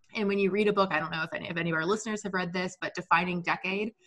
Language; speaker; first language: English; native; English